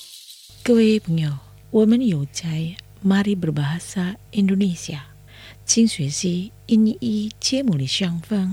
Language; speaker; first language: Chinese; non-native, fluent; Indonesian